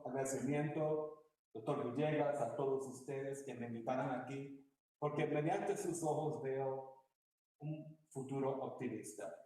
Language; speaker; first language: Spanish; early bilingual, heritage; Spanish